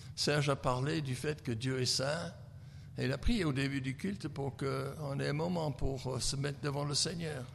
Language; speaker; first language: French; non-native, fluent; English